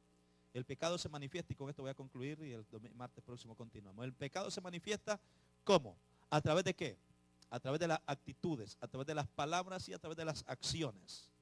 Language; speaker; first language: Spanish; native; Spanish